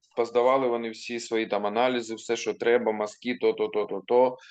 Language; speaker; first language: Ukrainian; non-native, local second language; Russian